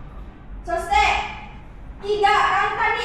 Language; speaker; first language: Japanese; non-native, learner; Indonesian